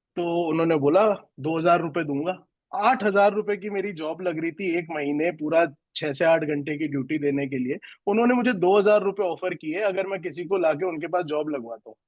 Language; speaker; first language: Hindi; native; Hindi